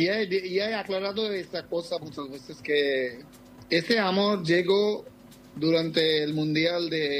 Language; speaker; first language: Spanish; non-native, fluent; Bangla